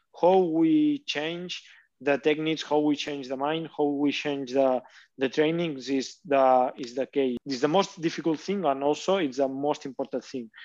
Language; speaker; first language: English; non-native, learner; Catalan